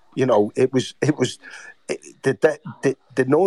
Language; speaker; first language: English; native; English